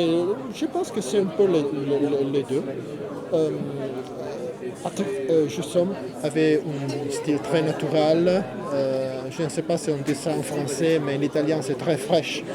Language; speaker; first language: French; non-native, fluent; Italian